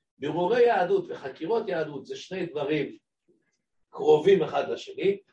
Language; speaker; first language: Hebrew; native; Hebrew